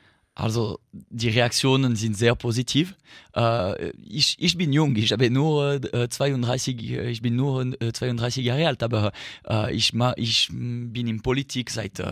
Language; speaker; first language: German; non-native, local second language; French